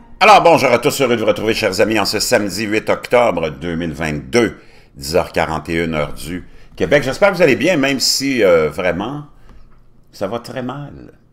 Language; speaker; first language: French; native; French